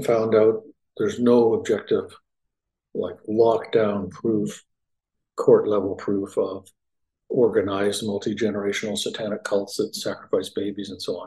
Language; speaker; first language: English; native; English